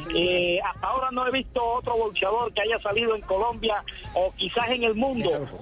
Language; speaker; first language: Spanish; native; Spanish